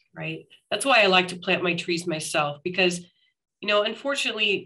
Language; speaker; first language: English; native; English